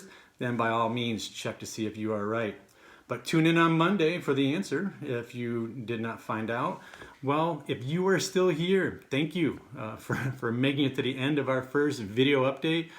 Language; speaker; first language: English; native; English